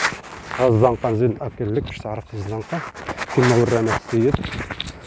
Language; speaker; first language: Arabic; native; Arabic